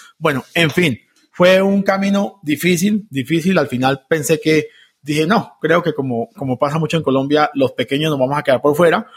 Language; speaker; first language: Spanish; native; Spanish